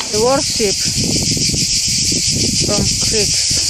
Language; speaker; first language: Dutch; non-native, learner; Indonesian